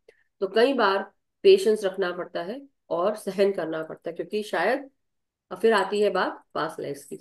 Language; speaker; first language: Hindi; native; Hindi